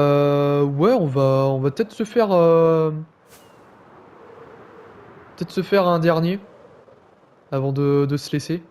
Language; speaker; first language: French; native; French